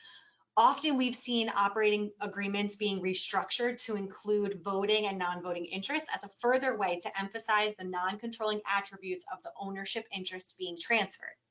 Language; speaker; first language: English; native; English